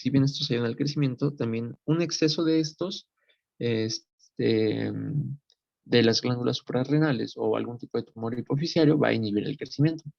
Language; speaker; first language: Spanish; native; Spanish